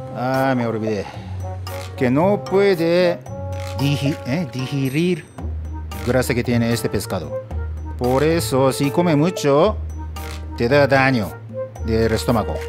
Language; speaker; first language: Spanish; non-native, learner; Japanese